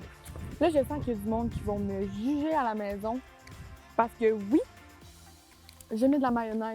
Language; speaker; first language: French; native; French